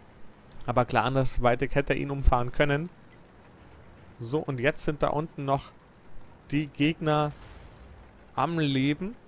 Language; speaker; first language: German; native; German